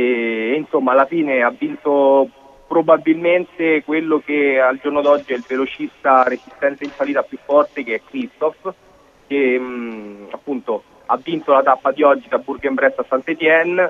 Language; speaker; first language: Italian; native; Italian